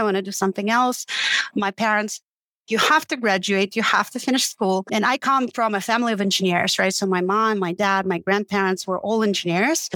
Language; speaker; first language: English; non-native, fluent; Uzbek